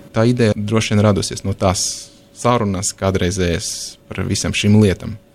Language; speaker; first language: Latvian; non-native, local second language; Russian